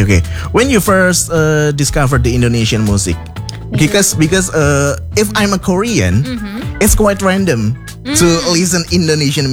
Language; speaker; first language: English; non-native, fluent; Indonesian